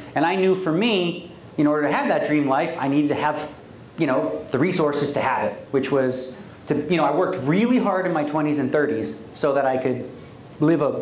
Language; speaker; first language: English; native; English